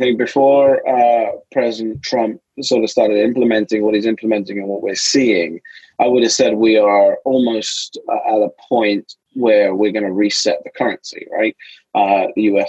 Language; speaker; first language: English; native; English